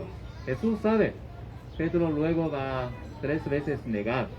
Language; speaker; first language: Spanish; non-native, learner; Chinese